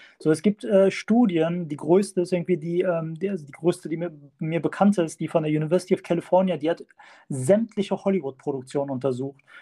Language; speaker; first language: German; early bilingual, other home language; Turkish